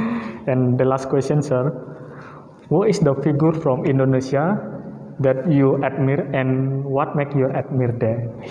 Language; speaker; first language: English; non-native, learner; Indonesian